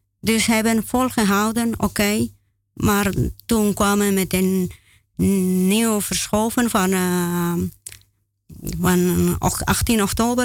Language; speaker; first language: Dutch; non-native, learner; Spanish